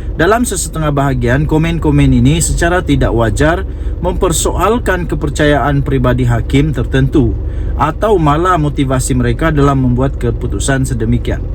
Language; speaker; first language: Malay; native; Malay